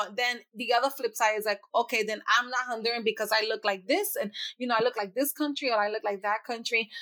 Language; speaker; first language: English; native; English